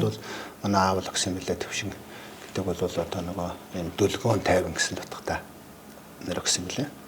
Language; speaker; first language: Mongolian; native; Mongolian